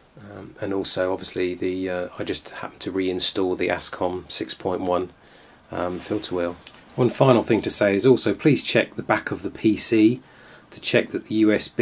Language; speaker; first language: English; native; English